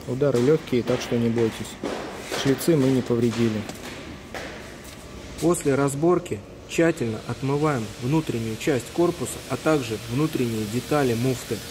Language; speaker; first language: Russian; native; Russian